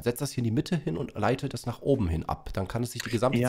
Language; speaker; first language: German; native; German